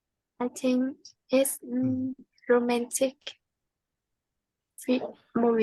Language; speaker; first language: English; non-native, learner; Vietnamese